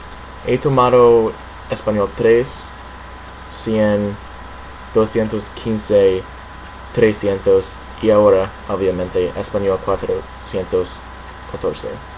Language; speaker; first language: Spanish; non-native, learner; English